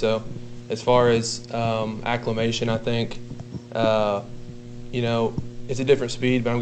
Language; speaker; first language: English; native; English